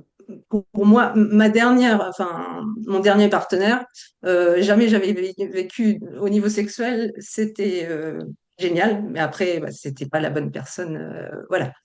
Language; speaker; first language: French; native; French